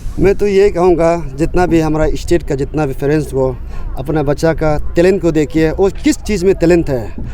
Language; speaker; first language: Hindi; non-native, local second language; Nyishi